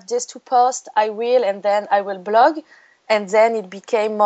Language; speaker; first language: English; non-native, fluent; French